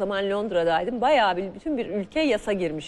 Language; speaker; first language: Turkish; native; Turkish